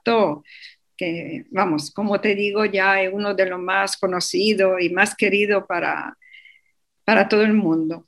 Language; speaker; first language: Spanish; non-native, fluent; Italian